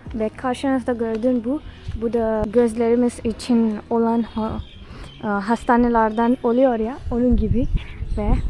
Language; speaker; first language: Turkish; non-native, fluent; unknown